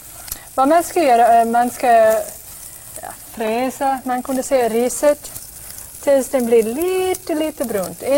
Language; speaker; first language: Swedish; non-native, fluent; English